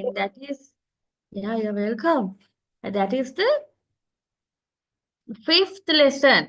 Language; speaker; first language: English; non-native, local second language; Sinhala